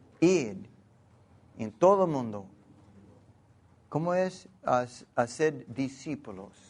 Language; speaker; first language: Spanish; non-native, learner; English